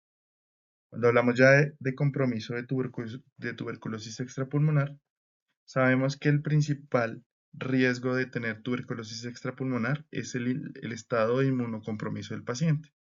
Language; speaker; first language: Spanish; native; Spanish